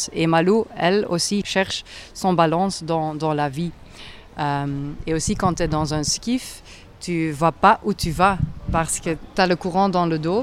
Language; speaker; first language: French; non-native, local second language; Dutch